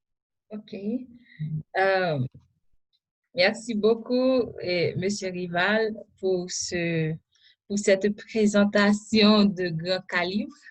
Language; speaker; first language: French; non-native, local second language; Haitian Creole